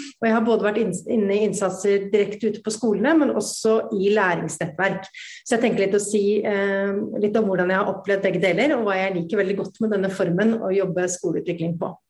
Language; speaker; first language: Norwegian; native; Norwegian